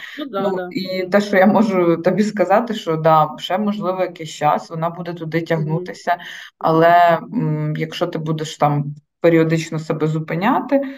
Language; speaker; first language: Ukrainian; native; Ukrainian